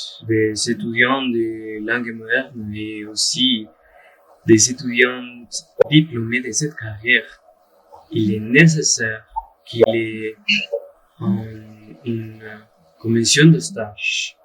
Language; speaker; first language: French; non-native, learner; Spanish